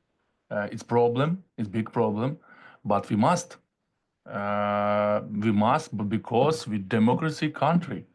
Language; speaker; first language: English; non-native, learner; Ukrainian